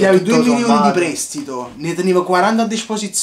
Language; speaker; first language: Italian; native; Italian